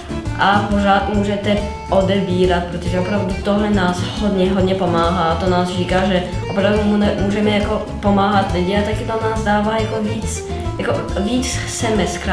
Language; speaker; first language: Czech; non-native, learner; French